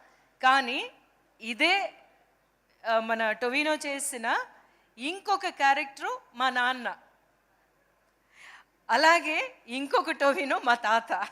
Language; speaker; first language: Telugu; native; Telugu